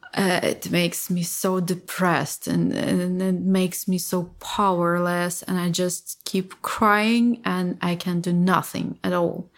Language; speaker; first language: English; non-native, fluent; Ukrainian